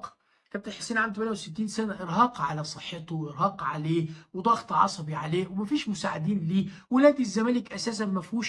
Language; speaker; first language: Arabic; native; Arabic